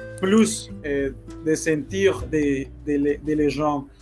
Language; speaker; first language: French; non-native, learner; Spanish